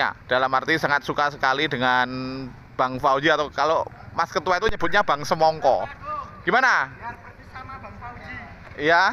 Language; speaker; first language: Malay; non-native, local second language; Javanese